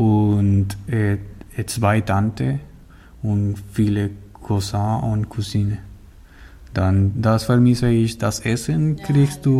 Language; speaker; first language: German; non-native, learner; Spanish